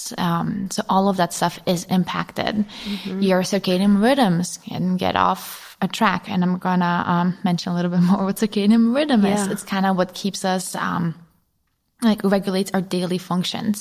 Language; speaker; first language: English; non-native, fluent; Polish